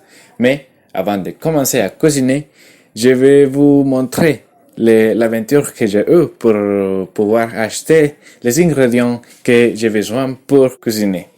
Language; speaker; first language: French; non-native, learner; Spanish